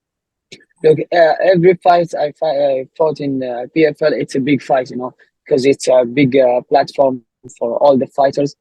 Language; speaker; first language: English; non-native, learner; Arabic